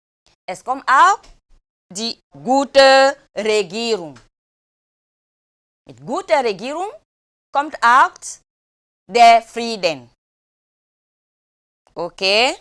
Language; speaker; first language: German; non-native, learner; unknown